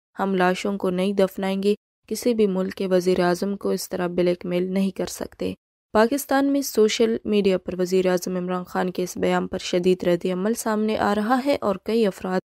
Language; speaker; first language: Urdu; non-native, local second language; Baluchi